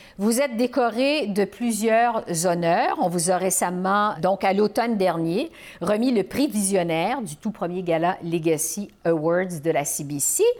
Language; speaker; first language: French; native; French